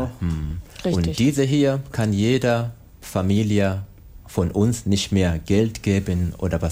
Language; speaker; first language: German; non-native, learner; Swahili